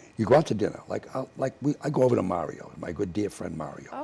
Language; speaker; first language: English; native; English